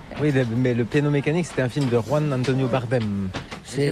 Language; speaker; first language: French; native; French